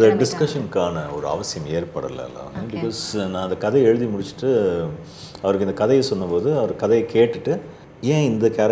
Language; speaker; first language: Tamil; native; Tamil